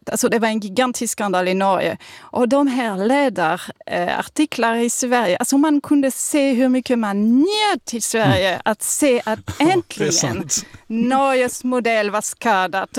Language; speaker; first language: Swedish; non-native, fluent; French